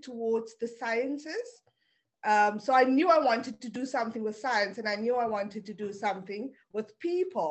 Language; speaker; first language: English; non-native, local second language; Afrikaans